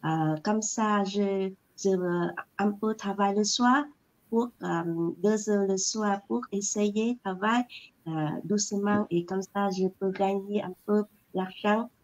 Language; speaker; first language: French; non-native, learner; Vietnamese